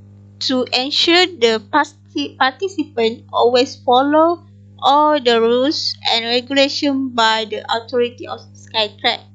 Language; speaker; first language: English; non-native, local second language; Malay